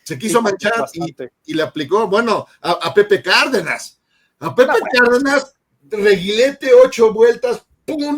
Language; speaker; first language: Spanish; native; Spanish